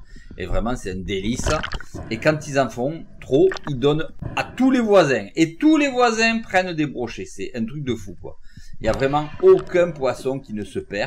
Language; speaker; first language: French; native; French